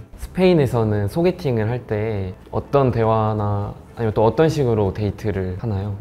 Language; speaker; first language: Korean; native; Korean